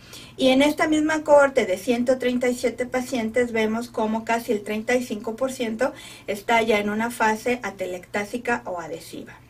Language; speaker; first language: Spanish; native; Spanish